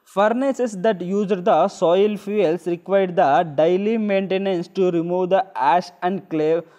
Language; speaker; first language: English; non-native, local second language; Telugu